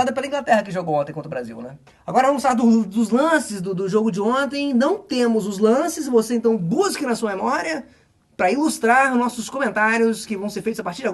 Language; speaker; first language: Portuguese; native; Portuguese